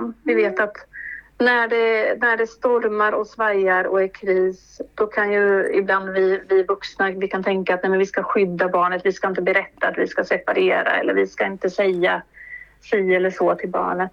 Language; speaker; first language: Swedish; native; Swedish